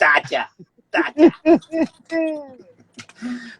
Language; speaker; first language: Spanish; native; Spanish